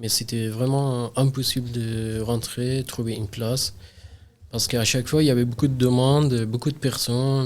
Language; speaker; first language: French; non-native, learner; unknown